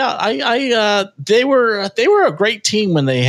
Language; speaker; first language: English; native; English